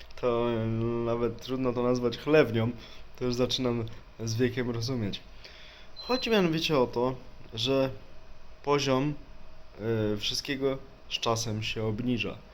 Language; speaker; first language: Polish; native; Polish